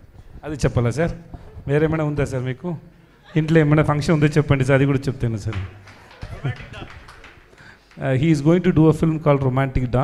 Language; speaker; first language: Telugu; non-native, learner; Tamil